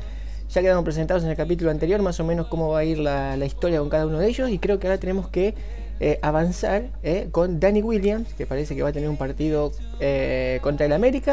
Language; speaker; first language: Spanish; native; Spanish